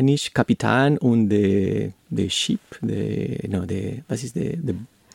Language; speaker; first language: German; non-native, learner; Spanish